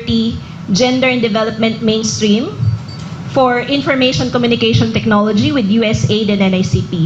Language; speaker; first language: English; non-native, local second language; Filipino